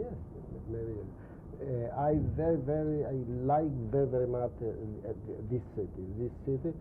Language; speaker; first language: English; non-native, learner; Spanish